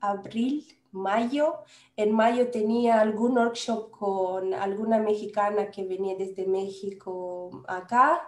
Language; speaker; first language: Spanish; non-native, fluent; Romanian